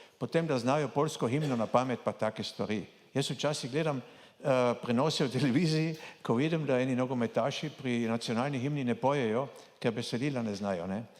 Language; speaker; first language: Slovenian; native; Slovenian